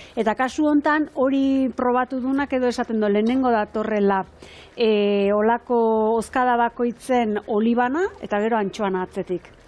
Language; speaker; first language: Basque; native; Basque